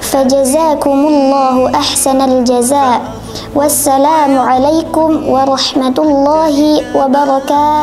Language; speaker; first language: Arabic; non-native, learner; Indonesian